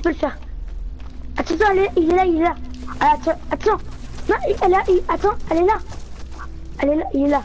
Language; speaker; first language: French; native; French